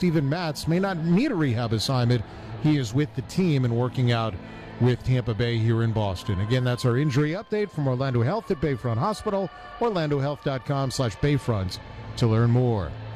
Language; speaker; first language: English; native; English